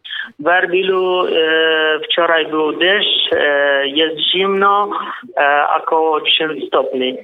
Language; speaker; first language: Polish; non-native, learner; Kurdish